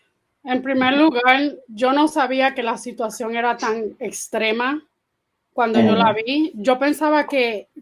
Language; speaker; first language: Spanish; early bilingual, heritage; Spanish